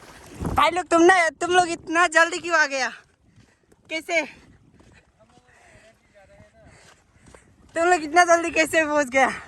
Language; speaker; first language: Hindi; non-native, local second language; Assamese